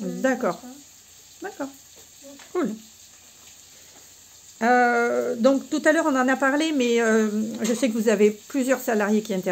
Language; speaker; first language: French; native; French